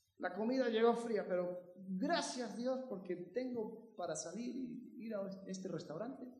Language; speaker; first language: Spanish; early bilingual, heritage; Spanish